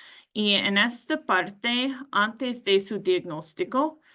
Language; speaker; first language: Spanish; non-native, learner; English